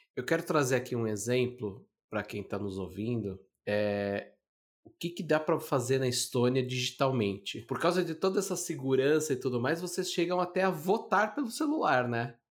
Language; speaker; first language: Portuguese; native; Portuguese